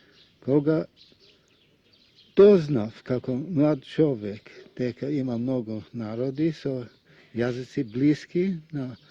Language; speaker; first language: Macedonian; non-native, fluent; Russian